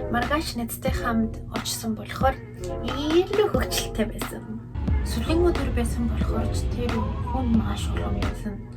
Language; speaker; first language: Mongolian; early bilingual, heritage; Mongolian